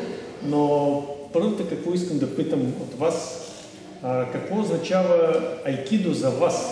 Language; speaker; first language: Bulgarian; non-native, learner; Russian